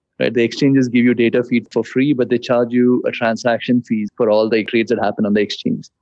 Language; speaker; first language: English; non-native, local second language; Hindi